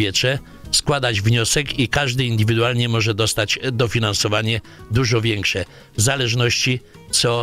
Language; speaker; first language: Polish; native; Polish